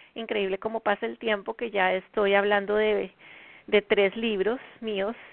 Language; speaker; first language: Spanish; native; Spanish